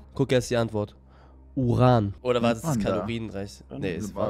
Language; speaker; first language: German; native; German